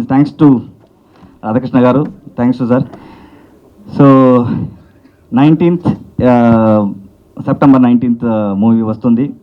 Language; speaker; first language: Telugu; non-native, learner; Kannada